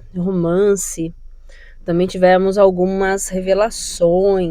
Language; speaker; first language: Portuguese; native; Portuguese